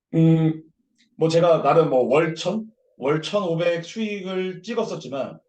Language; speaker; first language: Korean; native; Korean